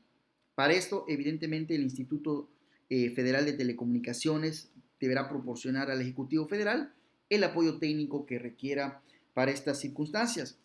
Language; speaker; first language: Spanish; native; Spanish